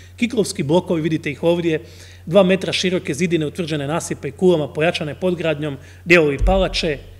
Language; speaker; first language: Croatian; native; Croatian